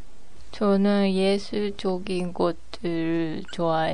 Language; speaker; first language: Korean; non-native, learner; Japanese